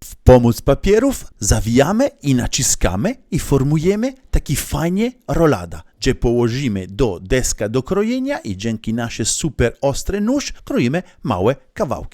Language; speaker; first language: Polish; non-native, learner; Italian